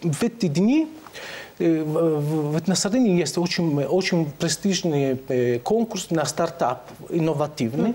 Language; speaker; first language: Russian; non-native, fluent; Italian